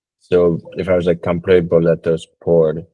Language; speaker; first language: Spanish; non-native, learner; English